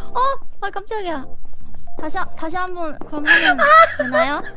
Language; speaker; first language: Korean; non-native, fluent; English